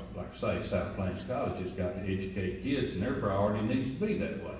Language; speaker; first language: English; native; English